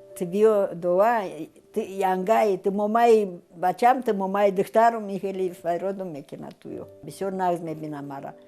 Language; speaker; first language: Tajik; non-native, fluent; Romanian